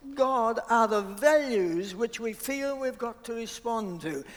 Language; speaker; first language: English; native; English